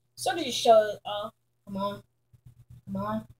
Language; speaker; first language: English; native; English